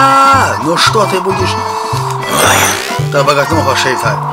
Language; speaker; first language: German; native; German